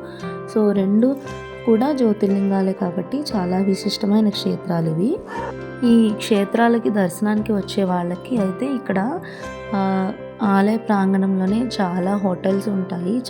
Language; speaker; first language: Telugu; native; Telugu